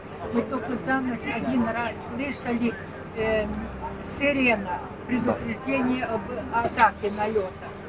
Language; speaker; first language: Russian; native; Russian